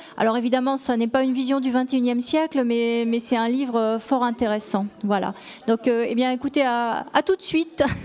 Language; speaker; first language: French; native; French